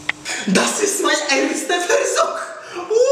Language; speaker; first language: German; non-native, learner; Polish